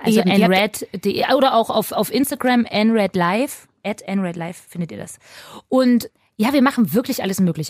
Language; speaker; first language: German; native; German